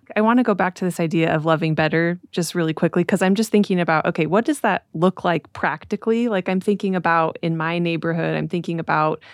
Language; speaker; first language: English; native; English